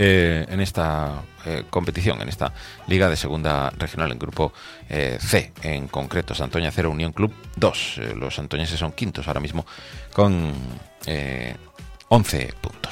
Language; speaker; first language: Spanish; native; Spanish